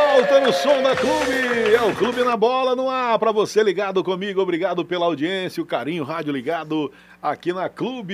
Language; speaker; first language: Portuguese; native; Portuguese